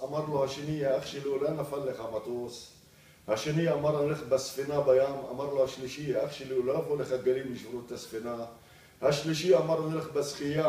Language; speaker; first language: Hebrew; non-native, local second language; Arabic